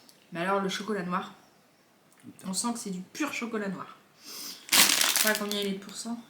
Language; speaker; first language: French; native; French